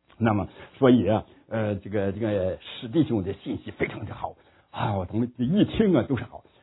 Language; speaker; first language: Chinese; native; Chinese